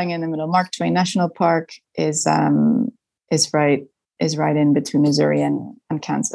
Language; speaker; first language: English; non-native, fluent; Spanish